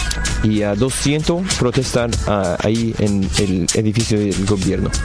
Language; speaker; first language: Spanish; non-native, learner; English